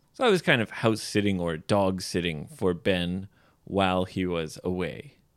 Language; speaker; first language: English; native; English